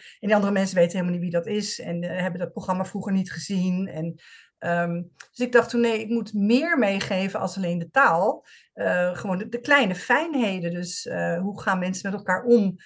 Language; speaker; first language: Dutch; native; Dutch